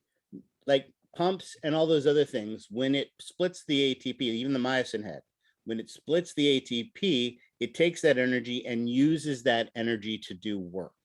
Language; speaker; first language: English; native; English